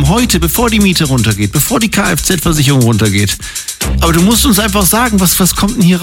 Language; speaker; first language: German; native; German